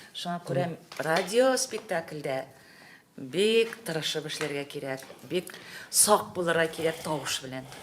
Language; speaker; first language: Tatar; native; Tatar